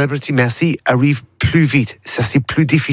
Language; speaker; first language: French; non-native, learner; English